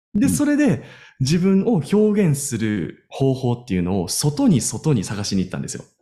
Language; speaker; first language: Japanese; native; Japanese